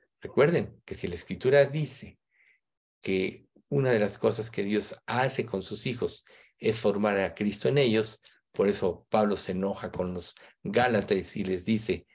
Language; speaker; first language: Spanish; native; Spanish